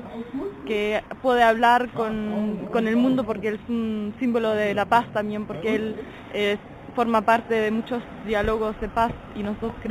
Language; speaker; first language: Spanish; non-native, fluent; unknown